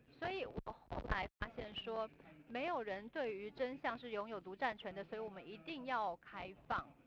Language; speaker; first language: Chinese; non-native, fluent; Vietnamese